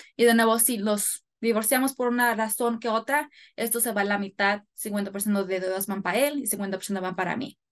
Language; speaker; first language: Spanish; early bilingual, heritage; Spanish